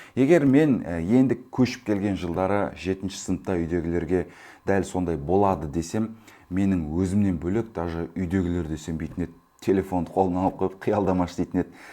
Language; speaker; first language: Kazakh; early bilingual, heritage; Kazakh